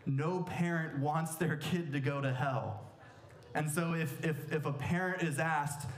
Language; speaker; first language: English; native; English